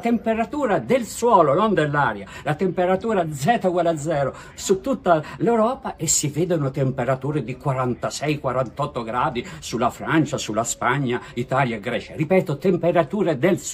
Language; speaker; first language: Italian; native; Italian